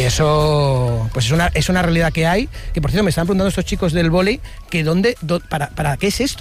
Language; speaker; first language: Spanish; native; Spanish